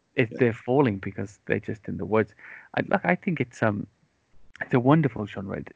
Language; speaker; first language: English; native; English